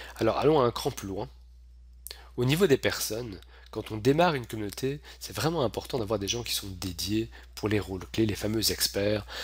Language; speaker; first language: French; native; French